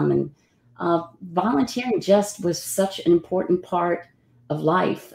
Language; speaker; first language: English; native; English